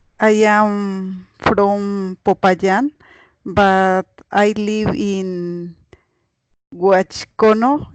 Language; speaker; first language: English; non-native, learner; Spanish